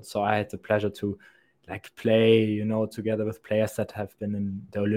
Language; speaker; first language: English; non-native, fluent; German